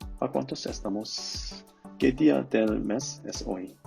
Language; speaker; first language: Spanish; non-native, learner; Korean